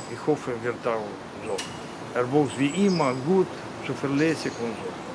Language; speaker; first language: German; non-native, learner; Russian